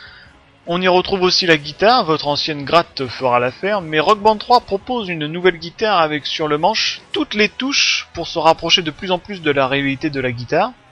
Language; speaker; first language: French; native; French